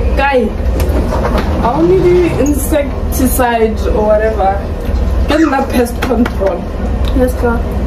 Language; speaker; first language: English; non-native, local second language; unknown